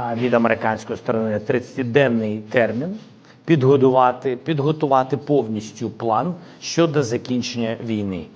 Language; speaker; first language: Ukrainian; non-native, local second language; Russian